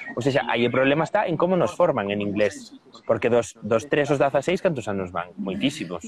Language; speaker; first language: Galician; non-native, local second language; Spanish